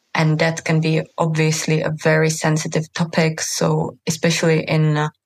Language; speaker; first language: English; non-native, fluent; Czech